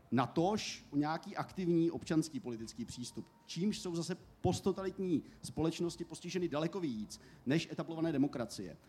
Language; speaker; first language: Czech; native; Czech